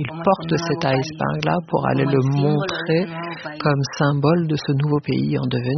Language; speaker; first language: French; non-native, fluent; Spanish